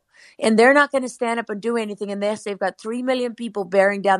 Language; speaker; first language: English; native; English